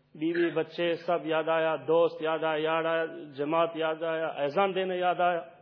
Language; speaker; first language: Urdu; non-native, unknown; Albanian